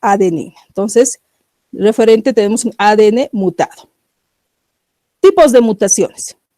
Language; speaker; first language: Spanish; native; Spanish